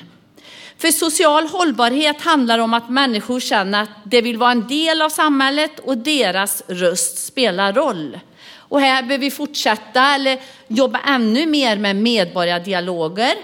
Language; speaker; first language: Swedish; native; Swedish